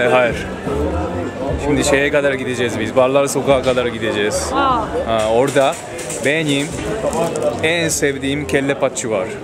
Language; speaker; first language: Turkish; non-native, fluent; Japanese